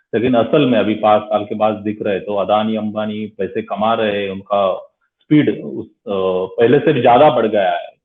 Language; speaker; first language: Hindi; non-native, local second language; Marathi